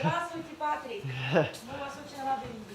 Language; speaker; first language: Russian; native; Russian